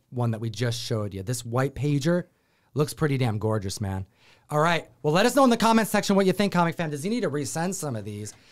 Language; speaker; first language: English; native; English